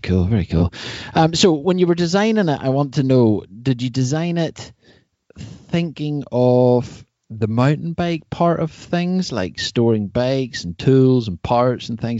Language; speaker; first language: English; native; English